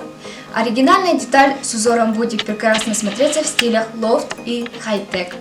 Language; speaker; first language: Russian; non-native, local second language; Yakut